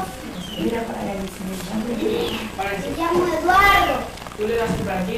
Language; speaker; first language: Portuguese; non-native, learner; Spanish